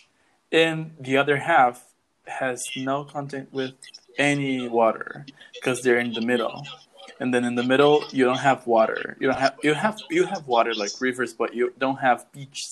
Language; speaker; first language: English; non-native, fluent; Portuguese